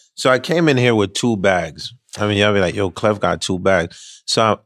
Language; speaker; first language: English; early bilingual, other home language; Haitian Creole